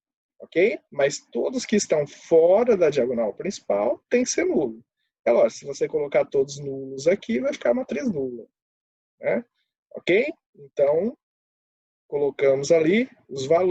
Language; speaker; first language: Portuguese; native; Portuguese